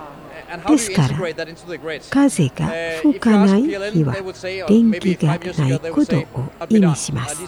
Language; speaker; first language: Japanese; non-native, fluent; Indonesian